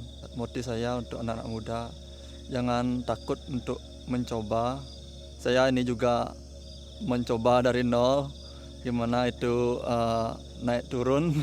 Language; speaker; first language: Indonesian; non-native, local second language; Balinese